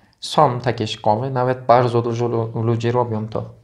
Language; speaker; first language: Polish; non-native, learner; Turkish